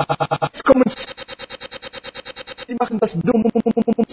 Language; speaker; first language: German; non-native, learner; Arabic